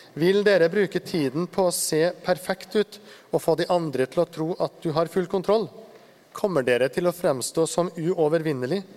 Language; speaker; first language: Norwegian; native; Norwegian